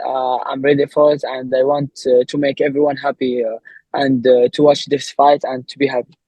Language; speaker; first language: English; non-native, learner; Arabic